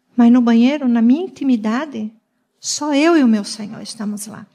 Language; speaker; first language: Portuguese; native; Portuguese